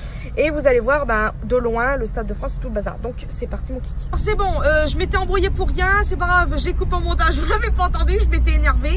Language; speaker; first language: French; native; French